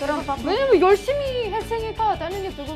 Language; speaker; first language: Korean; non-native, fluent; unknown